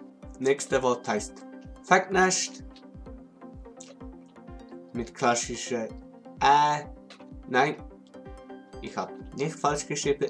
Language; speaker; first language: German; non-native, local second language; Swiss German